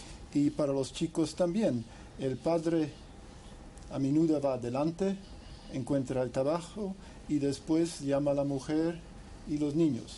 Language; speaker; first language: Spanish; non-native, fluent; English